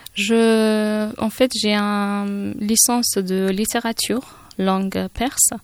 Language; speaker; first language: French; non-native, fluent; Persian